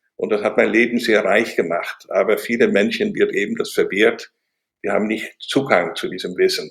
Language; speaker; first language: German; non-native, fluent; Dutch